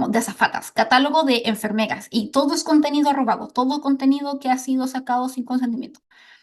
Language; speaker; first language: Spanish; native; Spanish